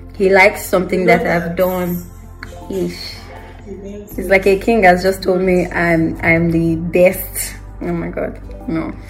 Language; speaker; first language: English; non-native, local second language; Yoruba